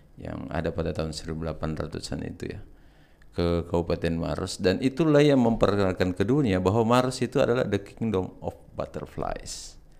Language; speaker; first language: Indonesian; native; Indonesian